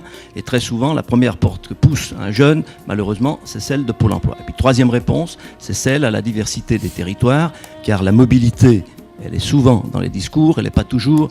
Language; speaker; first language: French; native; French